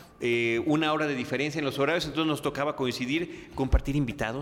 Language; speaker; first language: Spanish; native; Spanish